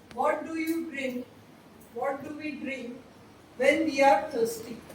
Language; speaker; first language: English; non-native, local second language; Marathi